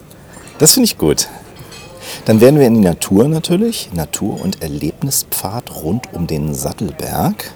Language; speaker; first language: German; native; German